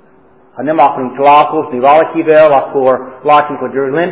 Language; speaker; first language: Hungarian; non-native, fluent; English